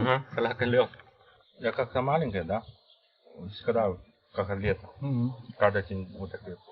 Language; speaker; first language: Russian; non-native, learner; Chinese